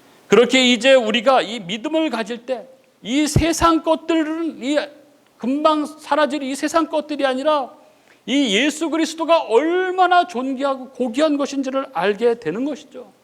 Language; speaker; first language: Korean; native; Korean